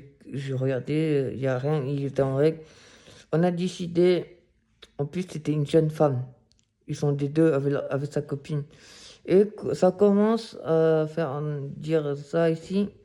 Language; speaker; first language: French; non-native, fluent; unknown